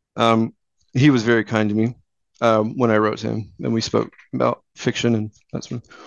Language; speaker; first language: English; native; English